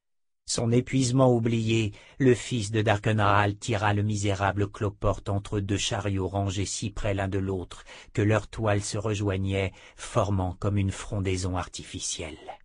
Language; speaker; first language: French; native; French